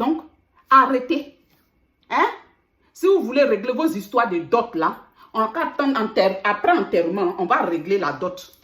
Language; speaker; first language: French; native; French